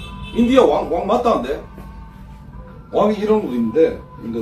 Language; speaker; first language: Korean; native; Korean